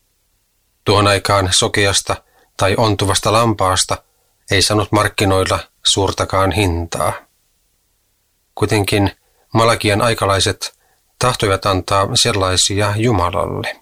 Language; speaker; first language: Finnish; native; Finnish